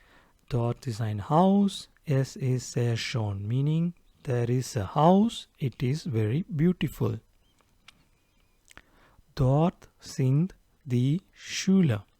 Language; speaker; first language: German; non-native, fluent; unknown